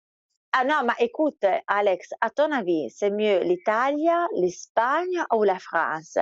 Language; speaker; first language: French; non-native, fluent; Italian